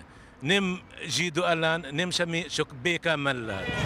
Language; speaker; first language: Hungarian; non-native, learner; Arabic